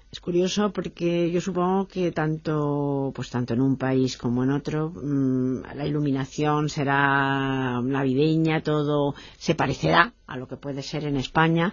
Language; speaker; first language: Spanish; native; Spanish